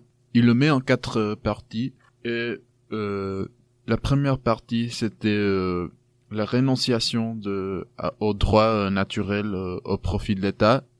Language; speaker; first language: French; non-native, fluent; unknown